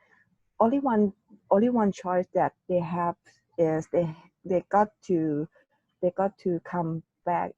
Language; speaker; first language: English; non-native, learner; Thai